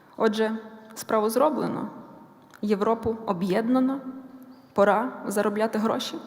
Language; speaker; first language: Ukrainian; native; Ukrainian